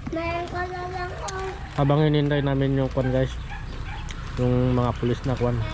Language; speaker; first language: Filipino; non-native, local second language; Iloko